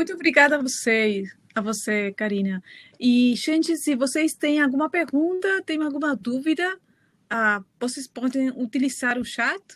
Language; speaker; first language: Portuguese; non-native, fluent; Spanish